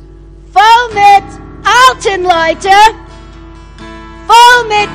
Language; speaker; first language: German; non-native, fluent; English